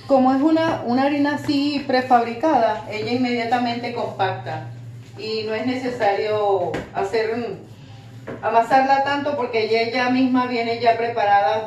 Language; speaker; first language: Spanish; native; Spanish